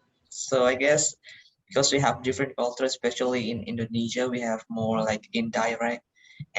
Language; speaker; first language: English; non-native, learner; Indonesian